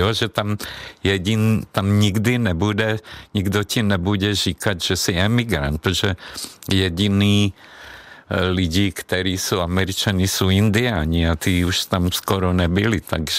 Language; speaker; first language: Czech; non-native, fluent; Hungarian